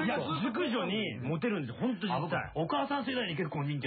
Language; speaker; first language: Japanese; native; Japanese